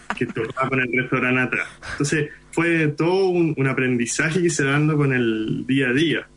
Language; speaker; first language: Spanish; early bilingual, other home language; Hindi